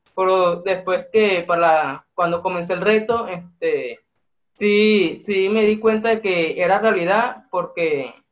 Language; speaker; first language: Spanish; native; Spanish